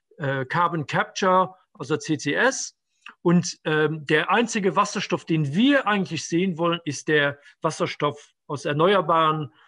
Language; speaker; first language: German; non-native, local second language; Luxembourgish